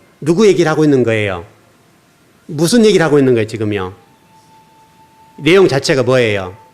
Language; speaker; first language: Korean; native; Korean